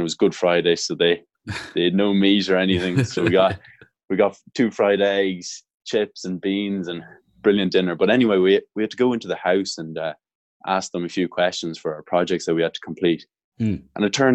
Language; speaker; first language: English; native; English